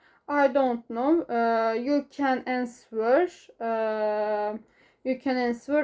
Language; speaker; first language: English; non-native, learner; Turkish